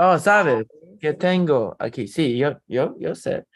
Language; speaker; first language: Spanish; non-native, learner; English